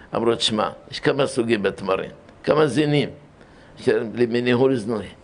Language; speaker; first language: Hebrew; early bilingual, other home language; Arabic